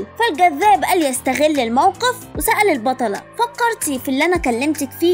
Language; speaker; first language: Arabic; native; Arabic